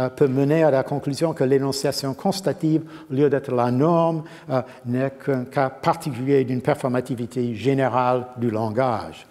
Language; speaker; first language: French; non-native, fluent; English